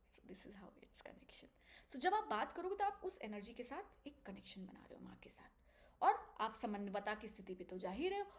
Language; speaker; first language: Hindi; native; Hindi